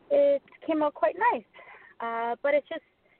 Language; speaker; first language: English; native; English